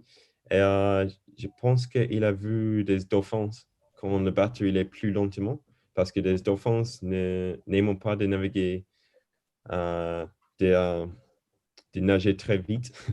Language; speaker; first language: French; non-native, learner; English